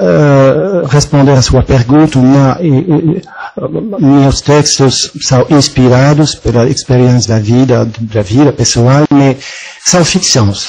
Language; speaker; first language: Portuguese; non-native, fluent; French